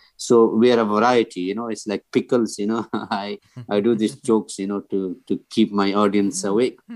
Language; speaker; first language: English; non-native, fluent; Persian